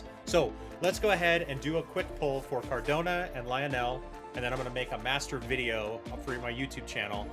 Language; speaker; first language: English; native; English